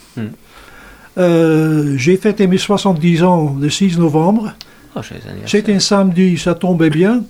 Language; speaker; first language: French; non-native, fluent; Dutch